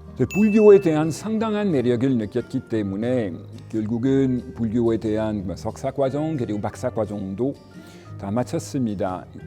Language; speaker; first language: Korean; non-native, fluent; French